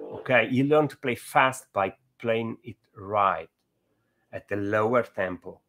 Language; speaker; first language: English; non-native, fluent; Italian